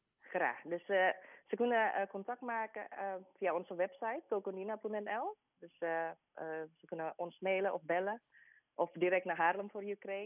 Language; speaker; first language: Dutch; non-native, learner; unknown